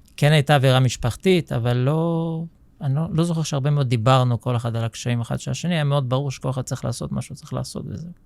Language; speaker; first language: Hebrew; early bilingual, other home language; Russian